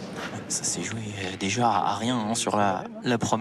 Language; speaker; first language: French; native; French